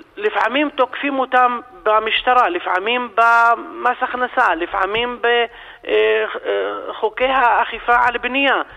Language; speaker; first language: Hebrew; non-native, local second language; Arabic